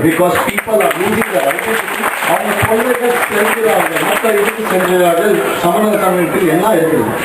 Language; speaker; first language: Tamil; non-native, local second language; Marwari